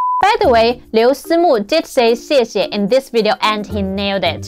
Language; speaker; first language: English; non-native, fluent; Chinese